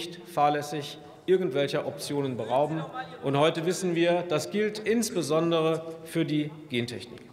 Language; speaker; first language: German; native; German